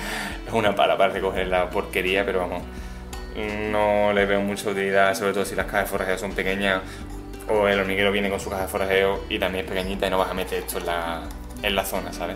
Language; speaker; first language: Spanish; native; Spanish